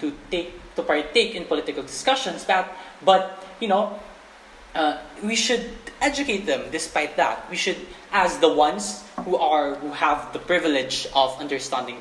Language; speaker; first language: English; non-native, local second language; Filipino